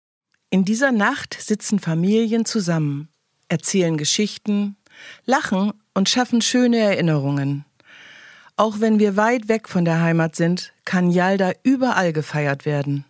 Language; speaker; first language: German; native; German